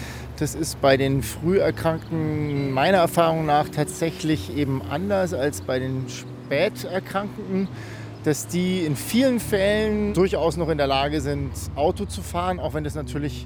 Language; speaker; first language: German; native; German